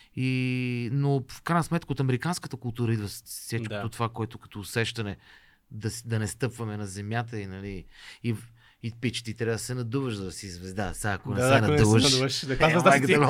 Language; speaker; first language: Bulgarian; native; Bulgarian